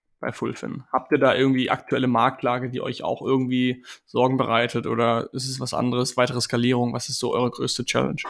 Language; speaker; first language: German; native; German